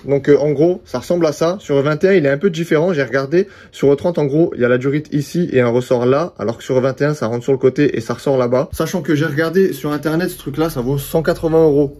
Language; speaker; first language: French; native; French